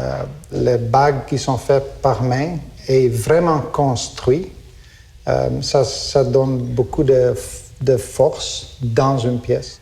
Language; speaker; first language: French; non-native, fluent; Dutch